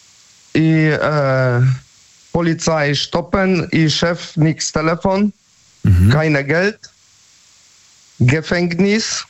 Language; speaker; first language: German; non-native, learner; Polish